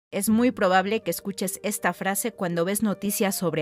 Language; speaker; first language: Spanish; native; Spanish